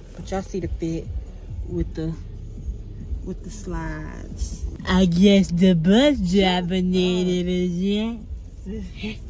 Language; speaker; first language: English; native; English